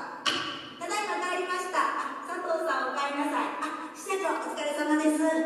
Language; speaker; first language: Japanese; native; Japanese